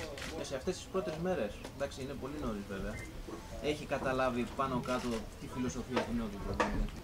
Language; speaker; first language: Greek; native; Greek